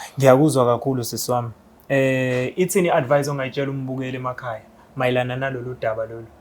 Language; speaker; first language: Zulu; native; Zulu